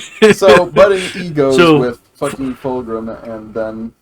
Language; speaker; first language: English; native; English